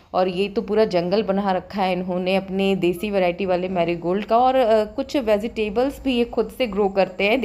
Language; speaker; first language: Hindi; native; Hindi